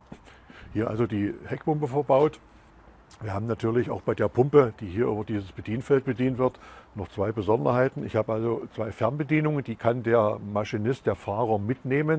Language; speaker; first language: German; native; German